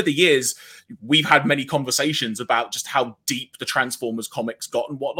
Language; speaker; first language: English; native; English